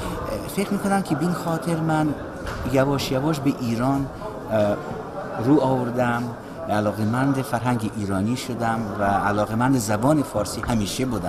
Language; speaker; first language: Persian; non-native, fluent; Russian